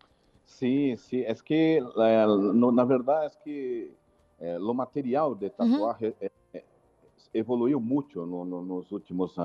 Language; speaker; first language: Spanish; non-native, learner; Portuguese